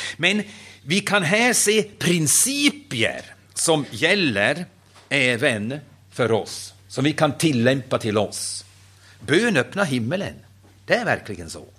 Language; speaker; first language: Swedish; non-native, fluent; German